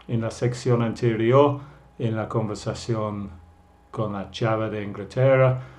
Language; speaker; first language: Spanish; non-native, fluent; English